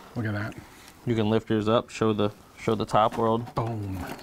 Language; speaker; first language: English; native; English